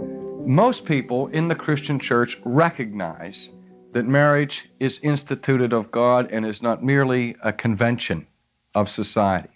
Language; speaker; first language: English; native; English